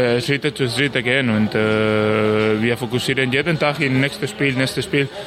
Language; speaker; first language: German; non-native, learner; Spanish